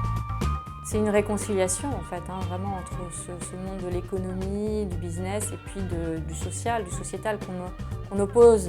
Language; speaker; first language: French; native; French